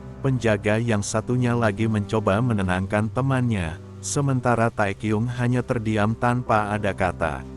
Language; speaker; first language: Indonesian; native; Indonesian